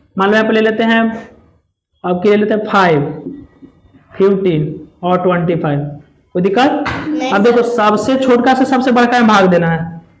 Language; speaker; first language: Hindi; native; Hindi